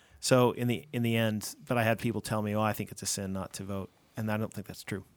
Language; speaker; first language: English; native; English